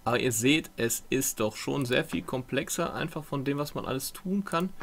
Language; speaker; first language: German; native; German